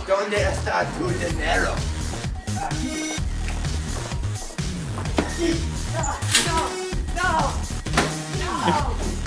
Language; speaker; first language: Spanish; non-native, learner; English